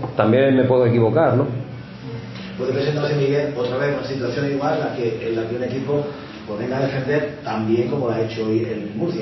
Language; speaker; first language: Spanish; native; Spanish